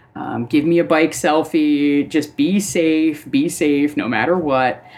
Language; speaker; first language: English; native; English